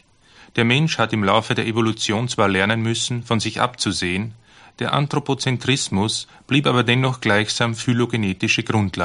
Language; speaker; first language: German; native; German